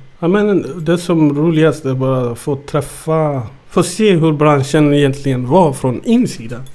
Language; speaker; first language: Swedish; early bilingual, other home language; Amharic